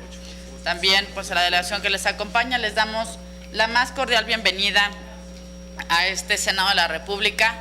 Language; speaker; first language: Spanish; native; Spanish